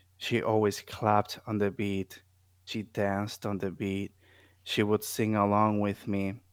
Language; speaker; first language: English; non-native, fluent; Spanish